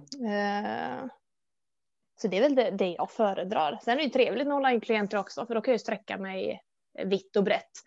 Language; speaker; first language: Swedish; native; Swedish